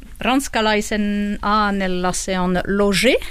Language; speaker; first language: Finnish; non-native, learner; French